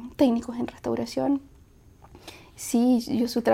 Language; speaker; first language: Spanish; native; Spanish